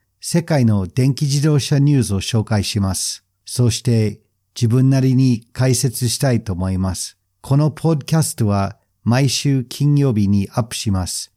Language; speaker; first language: Japanese; non-native, fluent; English